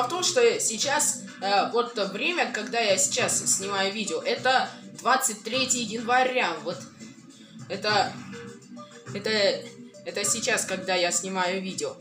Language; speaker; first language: Russian; native; Russian